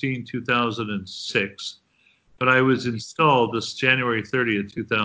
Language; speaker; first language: English; native; English